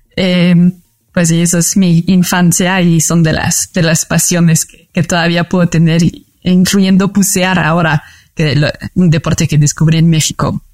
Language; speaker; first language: Spanish; non-native, fluent; French